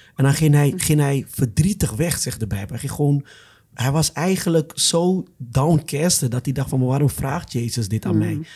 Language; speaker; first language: Dutch; non-native, fluent; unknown